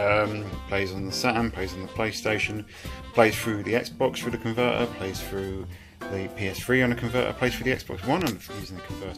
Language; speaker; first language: English; native; English